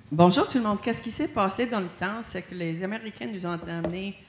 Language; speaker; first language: French; non-native, fluent; English